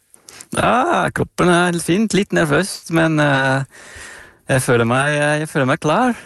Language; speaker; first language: Norwegian; non-native, fluent; Dutch